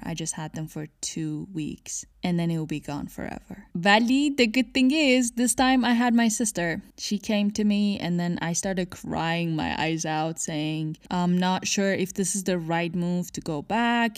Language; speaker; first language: English; non-native, fluent; Persian